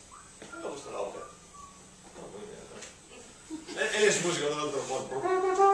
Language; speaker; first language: Spanish; non-native, fluent; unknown